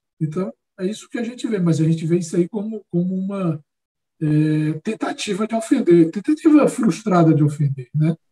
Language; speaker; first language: Portuguese; native; Portuguese